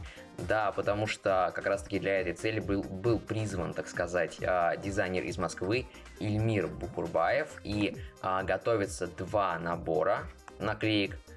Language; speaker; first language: Russian; native; Russian